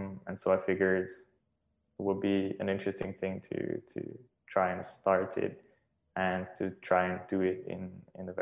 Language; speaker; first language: English; non-native, fluent; Serbian